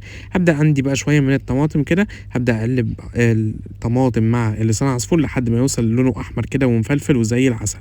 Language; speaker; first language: Arabic; native; Arabic